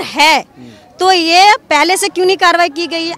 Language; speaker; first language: Hindi; native; Hindi